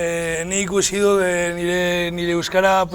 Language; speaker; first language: Basque; non-native, local second language; Spanish